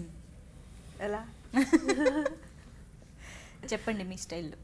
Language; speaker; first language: Telugu; native; Telugu